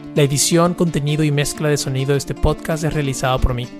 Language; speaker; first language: Spanish; native; Spanish